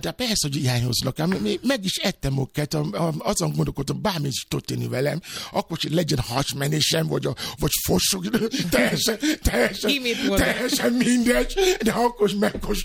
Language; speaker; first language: Hungarian; non-native, fluent; Yoruba